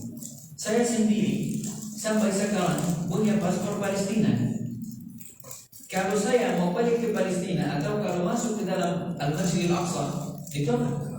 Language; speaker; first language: Indonesian; non-native, fluent; Arabic